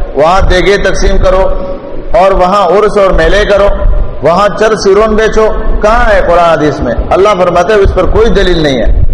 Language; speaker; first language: Urdu; non-native, local second language; Pashto